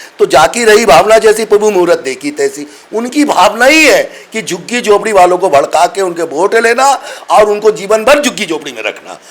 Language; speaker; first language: Hindi; non-native, local second language; Bangla